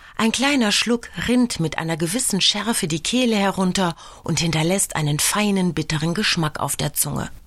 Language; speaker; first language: German; native; German